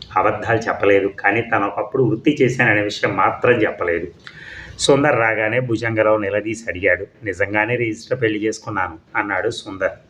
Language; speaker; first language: Telugu; native; Telugu